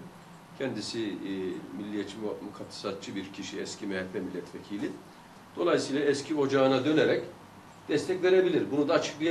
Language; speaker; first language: Turkish; native; Turkish